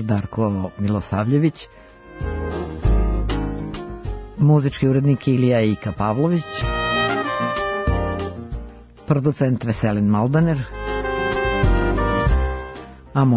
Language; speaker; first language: Serbian; native; Serbian